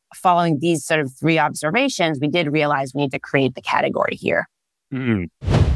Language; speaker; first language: English; non-native, fluent; Hebrew